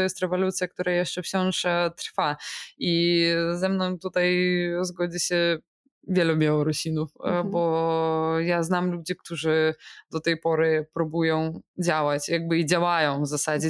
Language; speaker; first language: Polish; non-native, fluent; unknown